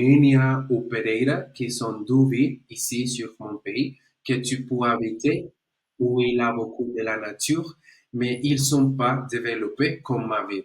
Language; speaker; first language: French; non-native, learner; Spanish